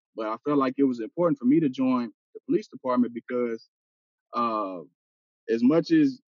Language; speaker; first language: English; native; English